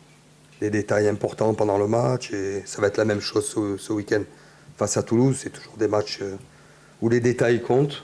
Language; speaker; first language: French; native; French